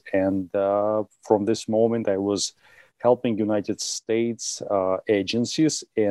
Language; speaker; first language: English; non-native, fluent; Russian